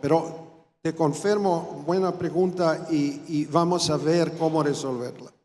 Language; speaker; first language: Spanish; non-native, fluent; Croatian